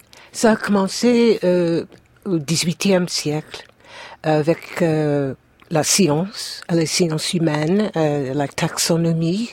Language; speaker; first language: French; non-native, fluent; English